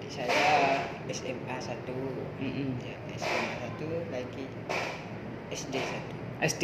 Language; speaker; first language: Indonesian; non-native, learner; Malay